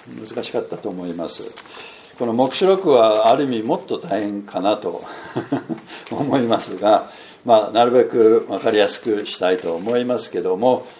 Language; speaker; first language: Japanese; non-native, fluent; English